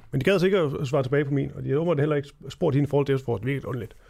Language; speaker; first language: Danish; native; Danish